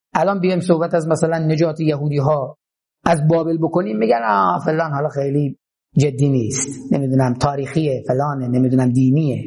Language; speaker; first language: Persian; native; Persian